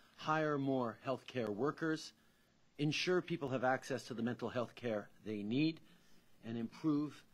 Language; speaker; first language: English; early bilingual, other home language; French